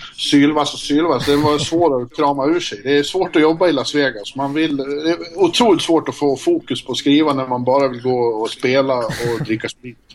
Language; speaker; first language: Swedish; native; Swedish